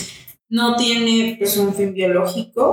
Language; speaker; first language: Spanish; native; Spanish